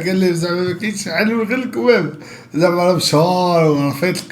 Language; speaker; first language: Arabic; native; Arabic